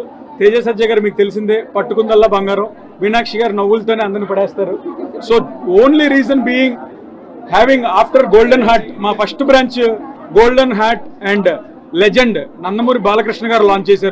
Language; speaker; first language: Telugu; native; Telugu